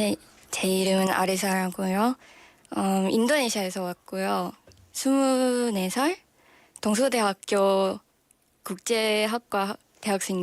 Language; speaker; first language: Korean; non-native, fluent; Indonesian